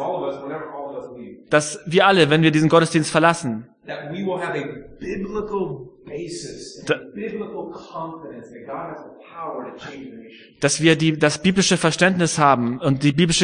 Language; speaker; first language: German; native; German